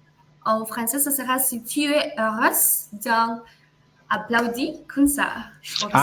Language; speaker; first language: French; non-native, fluent; Spanish